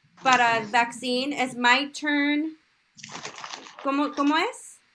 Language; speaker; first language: Spanish; early bilingual, heritage; Spanish